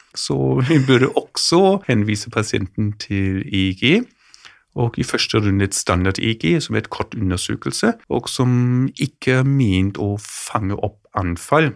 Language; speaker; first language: Norwegian; non-native, fluent; German